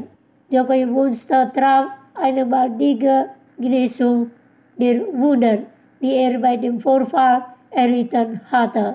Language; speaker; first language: German; non-native, fluent; Indonesian